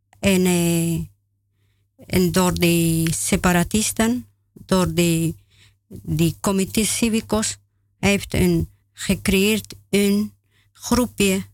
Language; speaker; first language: Dutch; non-native, learner; Spanish